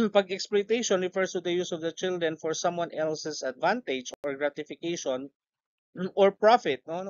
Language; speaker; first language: English; non-native, local second language; Filipino